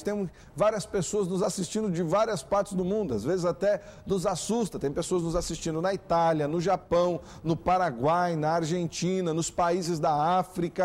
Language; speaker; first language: Portuguese; native; Portuguese